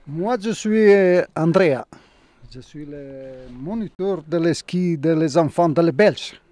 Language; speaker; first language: French; non-native, learner; Italian